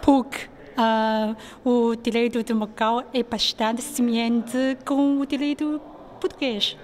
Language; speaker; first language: Portuguese; non-native, local second language; Chinese